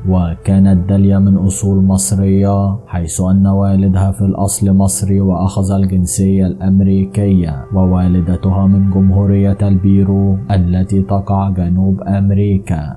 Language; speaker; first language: Arabic; native; Arabic